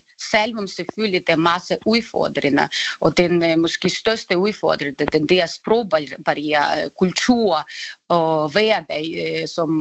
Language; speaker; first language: Danish; non-native, fluent; Ukrainian